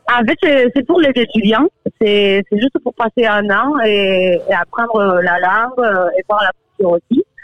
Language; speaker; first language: French; non-native, fluent; Spanish